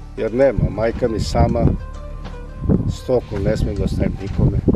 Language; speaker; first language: Serbian; native; Serbian